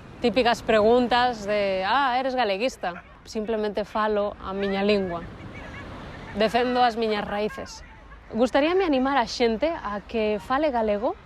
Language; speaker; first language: Galician; non-native, local second language; Spanish